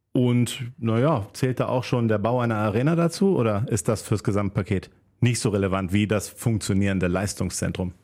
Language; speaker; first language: German; native; German